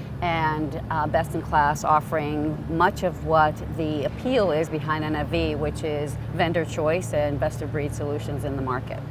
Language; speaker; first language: English; native; English